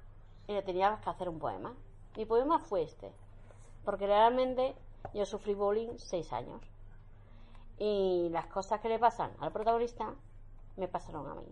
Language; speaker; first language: Spanish; native; Spanish